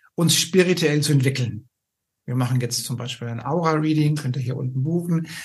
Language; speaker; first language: German; non-native, fluent; Amharic